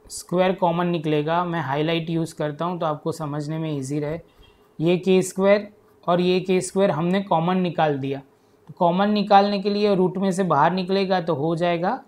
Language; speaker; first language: Hindi; non-native, local second language; Gujarati